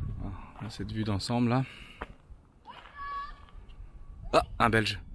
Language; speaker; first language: French; native; French